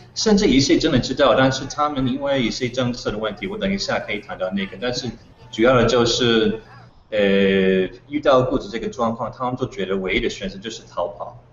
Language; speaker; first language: Chinese; non-native, fluent; English